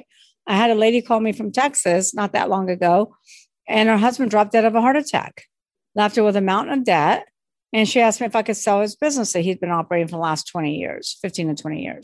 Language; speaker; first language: English; native; English